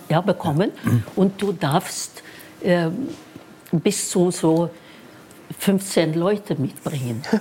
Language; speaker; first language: German; non-native, fluent; Norwegian